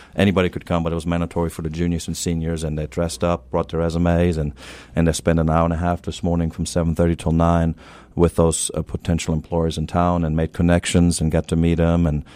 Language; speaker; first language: English; non-native, fluent; German